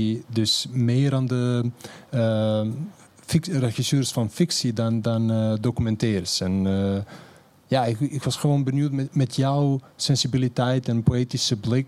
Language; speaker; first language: Dutch; non-native, fluent; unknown